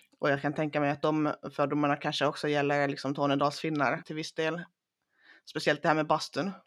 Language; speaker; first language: Swedish; early bilingual, other home language; Finnish